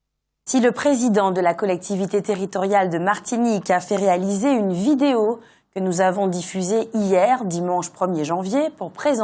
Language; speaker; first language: French; native; French